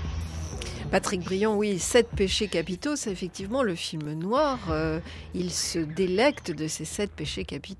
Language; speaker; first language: French; native; French